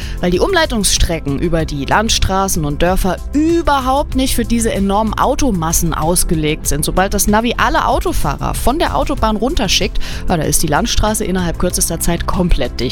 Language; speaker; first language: German; native; German